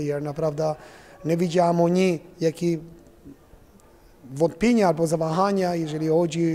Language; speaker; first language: Polish; non-native, fluent; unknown